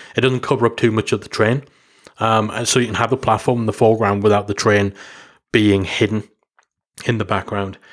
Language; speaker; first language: English; native; English